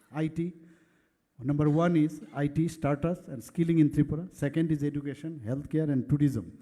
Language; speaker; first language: English; non-native, local second language; Bangla